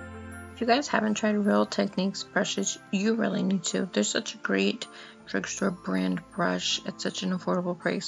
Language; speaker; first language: English; native; English